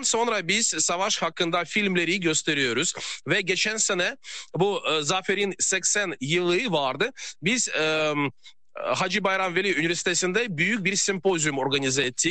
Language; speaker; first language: Turkish; non-native, learner; Russian